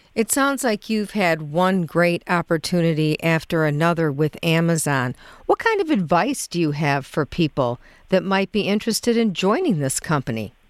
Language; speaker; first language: English; non-native, fluent; Spanish